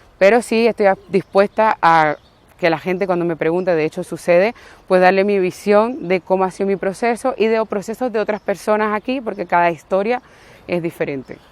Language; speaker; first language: Spanish; native; Spanish